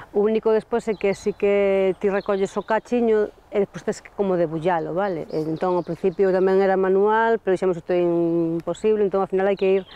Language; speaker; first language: Galician; native; Galician